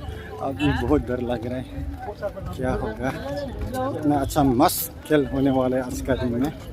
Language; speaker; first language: Hindi; non-native, local second language; Bodo